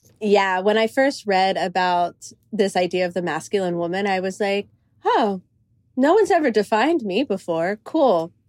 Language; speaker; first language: English; early bilingual, other home language; Greek